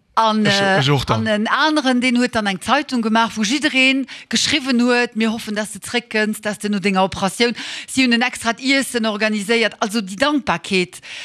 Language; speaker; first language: Luxembourgish; early bilingual, heritage; Luxembourgish